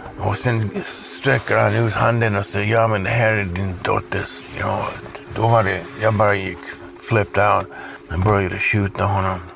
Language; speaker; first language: Swedish; early bilingual, heritage; Swedish